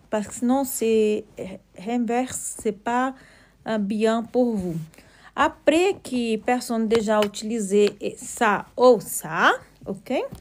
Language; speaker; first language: French; non-native, learner; Portuguese